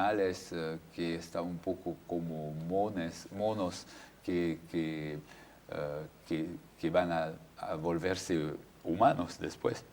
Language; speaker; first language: Spanish; non-native, fluent; French